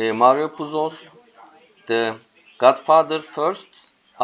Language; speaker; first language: English; non-native, learner; Turkish